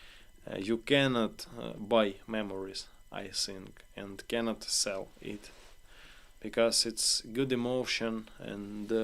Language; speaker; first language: English; non-native, learner; Ukrainian